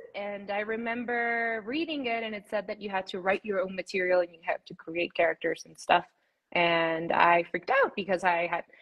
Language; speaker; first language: English; early bilingual, other home language; Spanish